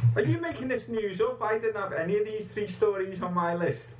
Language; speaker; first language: English; native; English